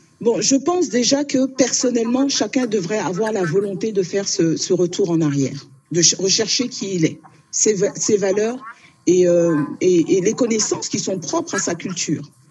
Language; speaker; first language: French; early bilingual, other home language; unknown